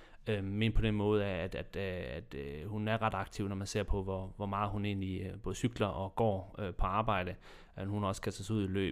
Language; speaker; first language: Danish; native; Danish